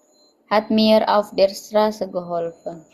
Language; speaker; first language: German; non-native, fluent; Indonesian